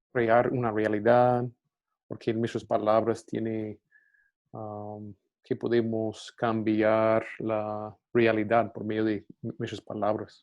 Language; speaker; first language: Spanish; non-native, fluent; English